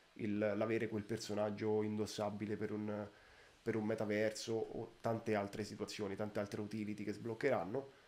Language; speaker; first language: Italian; native; Italian